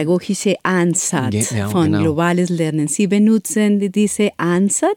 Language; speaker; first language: German; non-native, learner; Spanish